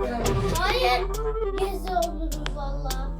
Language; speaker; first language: Turkish; native; Turkish